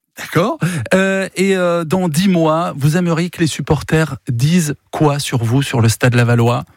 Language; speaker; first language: French; native; French